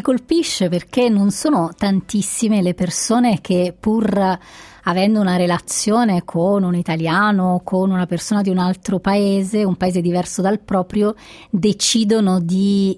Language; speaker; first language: Italian; native; Italian